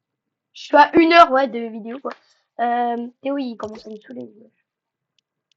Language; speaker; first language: French; native; French